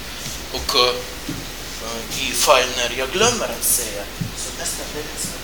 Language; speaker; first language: Swedish; non-native, fluent; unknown